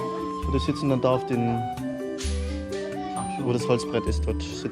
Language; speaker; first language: German; native; German